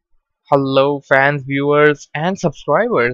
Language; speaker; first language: English; non-native, fluent; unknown